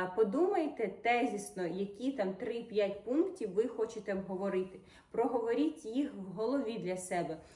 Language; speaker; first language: Ukrainian; non-native, local second language; Russian